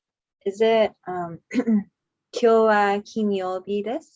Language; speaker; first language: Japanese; non-native, learner; English